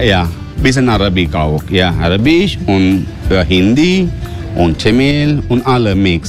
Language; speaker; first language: German; non-native, learner; Sinhala